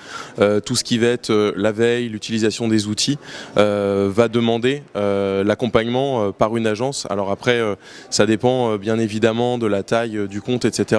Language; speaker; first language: French; native; French